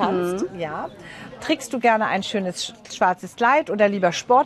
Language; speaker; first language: German; native; German